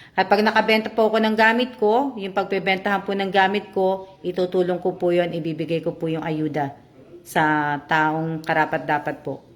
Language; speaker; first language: Filipino; native; Filipino